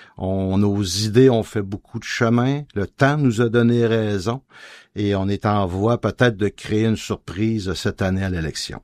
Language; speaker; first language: French; native; French